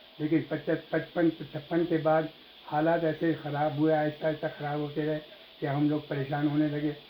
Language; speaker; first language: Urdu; native; Urdu